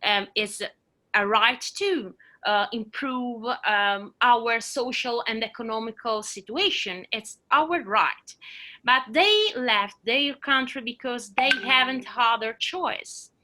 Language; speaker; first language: English; non-native, learner; Italian